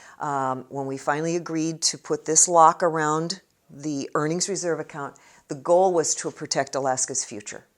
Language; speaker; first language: English; native; English